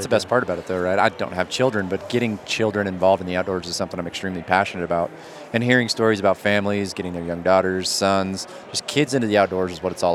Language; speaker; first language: English; native; English